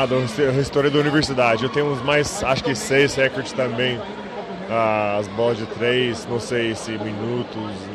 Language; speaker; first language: Portuguese; non-native, fluent; English